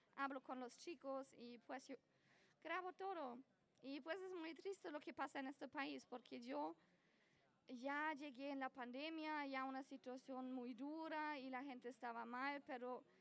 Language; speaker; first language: Spanish; non-native, fluent; German